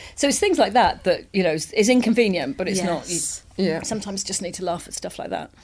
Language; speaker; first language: English; native; English